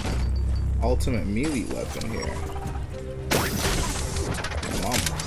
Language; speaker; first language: English; native; English